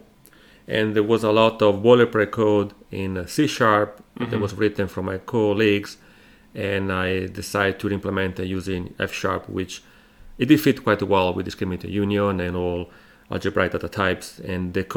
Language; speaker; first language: English; non-native, fluent; Italian